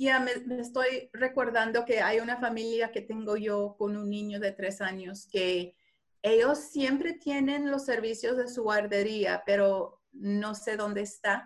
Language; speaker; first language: Spanish; non-native, learner; English